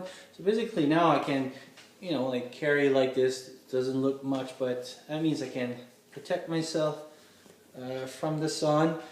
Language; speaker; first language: English; non-native, fluent; French